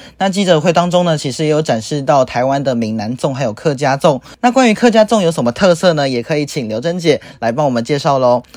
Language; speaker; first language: Chinese; early bilingual, other home language; Vietnamese